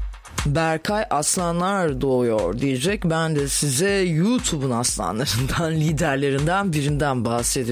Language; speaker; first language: Turkish; native; Turkish